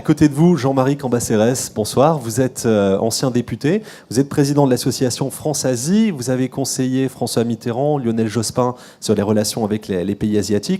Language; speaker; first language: French; native; French